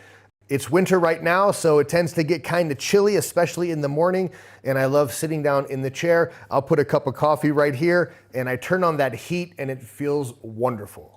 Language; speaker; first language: English; native; English